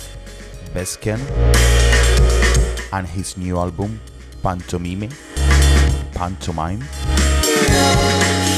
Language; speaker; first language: English; non-native, fluent; Spanish